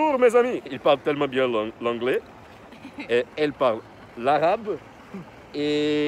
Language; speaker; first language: French; non-native, fluent; Portuguese